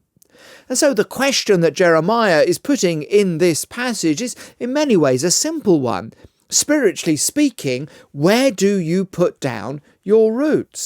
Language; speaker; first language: English; native; English